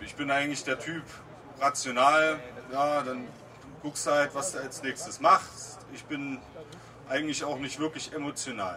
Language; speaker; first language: German; native; German